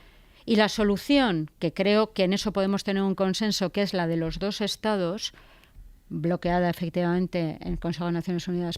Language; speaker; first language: Spanish; native; Spanish